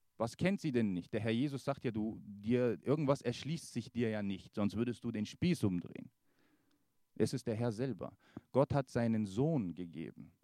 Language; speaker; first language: German; early bilingual, other home language; Kurdish